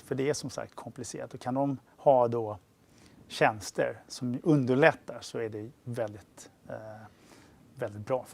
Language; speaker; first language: Swedish; native; Swedish